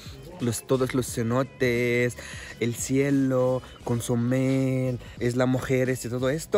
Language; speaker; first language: Spanish; non-native, fluent; Arabic